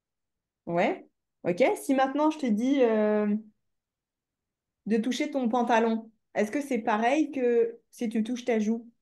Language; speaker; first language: French; native; French